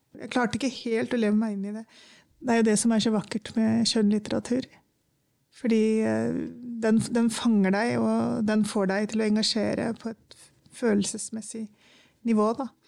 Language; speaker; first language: Norwegian; early bilingual, other home language; Urdu